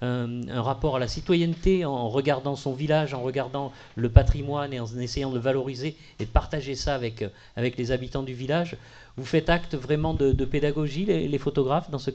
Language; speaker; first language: French; native; French